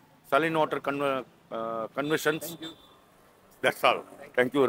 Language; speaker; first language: English; non-native, learner; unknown